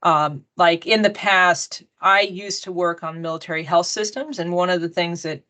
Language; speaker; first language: English; native; English